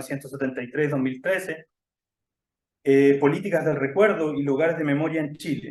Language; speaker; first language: Spanish; native; Spanish